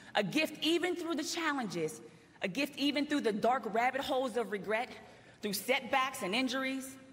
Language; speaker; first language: English; native; English